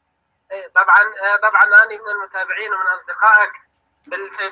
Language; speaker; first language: Arabic; native; Arabic